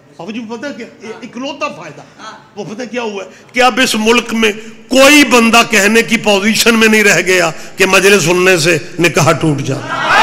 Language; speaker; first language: Urdu; non-native, local second language; Punjabi